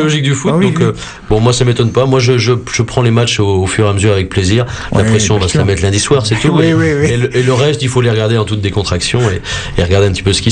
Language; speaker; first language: French; native; French